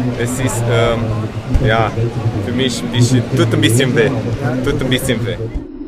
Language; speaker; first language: German; non-native, fluent; Romanian